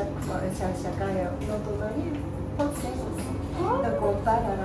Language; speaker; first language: French; non-native, learner; Japanese